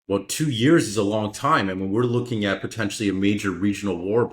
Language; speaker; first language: English; native; English